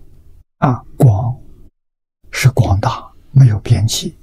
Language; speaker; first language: Chinese; native; Chinese